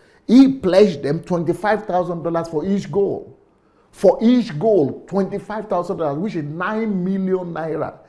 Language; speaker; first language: English; non-native, local second language; Yoruba